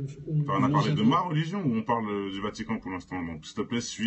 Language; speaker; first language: French; native; French